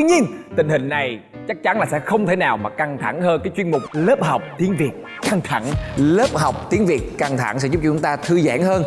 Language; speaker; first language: Vietnamese; native; Vietnamese